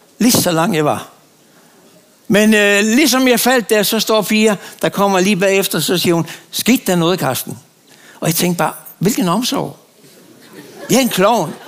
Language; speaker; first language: Danish; native; Danish